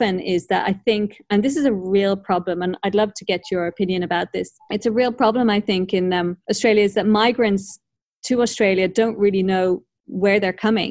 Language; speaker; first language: English; native; English